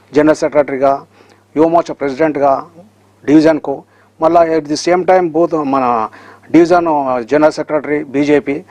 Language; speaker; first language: Telugu; native; Telugu